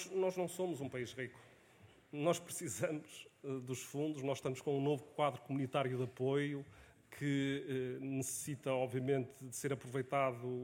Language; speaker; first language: Portuguese; native; Portuguese